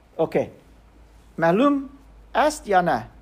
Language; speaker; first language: Persian; non-native, learner; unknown